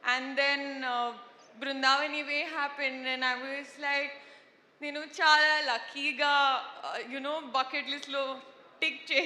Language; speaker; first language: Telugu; non-native, local second language; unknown